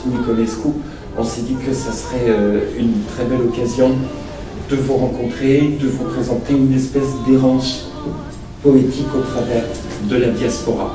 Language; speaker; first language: French; native; French